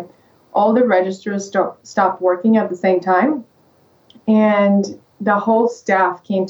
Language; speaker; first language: English; non-native, fluent; Russian